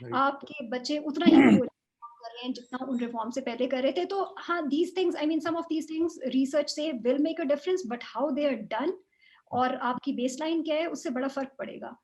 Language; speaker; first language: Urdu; non-native, local second language; Punjabi